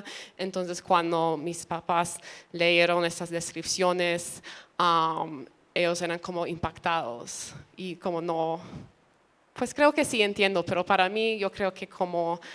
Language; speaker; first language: Spanish; early bilingual, other home language; English